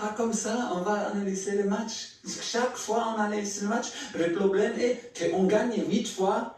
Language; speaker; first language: French; non-native, learner; German